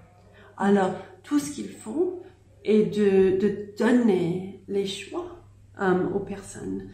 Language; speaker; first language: French; non-native, learner; English